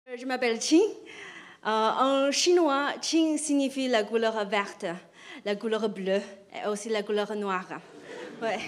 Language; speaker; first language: French; non-native, fluent; Chinese